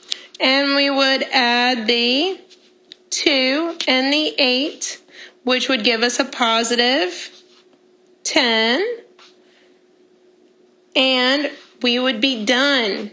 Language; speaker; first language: English; native; English